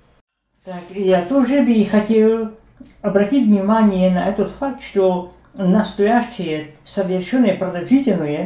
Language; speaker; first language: Russian; non-native, fluent; Slovak